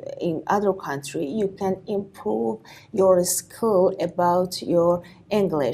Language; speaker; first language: English; non-native, learner; Persian